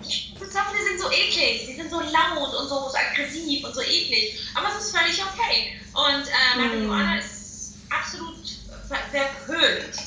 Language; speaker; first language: German; native; German